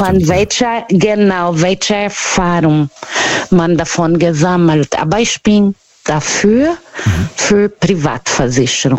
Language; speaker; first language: German; non-native, learner; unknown